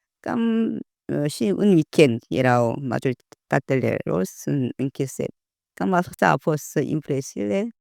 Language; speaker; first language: Romanian; non-native, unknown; Korean